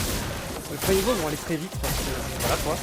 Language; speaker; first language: French; native; French